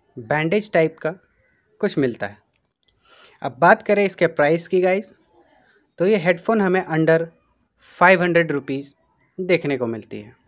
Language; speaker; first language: Hindi; native; Hindi